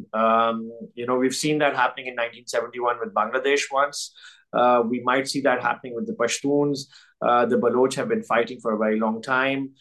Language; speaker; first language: English; non-native, local second language; Urdu